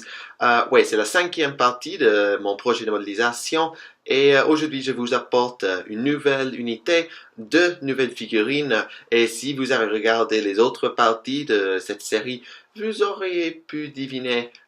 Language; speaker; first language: French; non-native, fluent; English